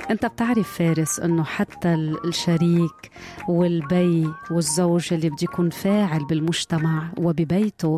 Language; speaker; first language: Arabic; native; Arabic